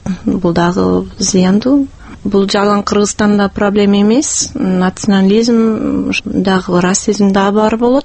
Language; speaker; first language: Kyrgyz; non-native, fluent; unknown